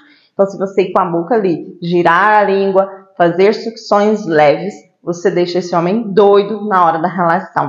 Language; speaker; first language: Portuguese; native; Portuguese